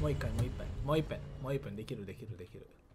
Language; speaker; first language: Japanese; non-native, fluent; Indonesian